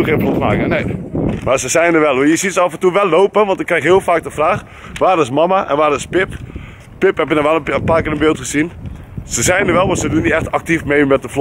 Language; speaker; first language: Dutch; native; Dutch